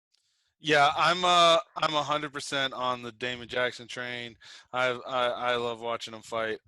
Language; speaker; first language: English; native; English